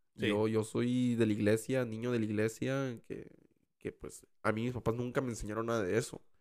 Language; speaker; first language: Spanish; early bilingual, heritage; Spanish